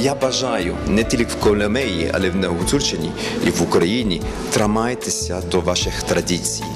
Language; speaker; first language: Ukrainian; early bilingual, heritage; Ukrainian